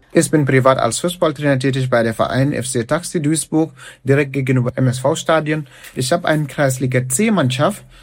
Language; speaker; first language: German; non-native, fluent; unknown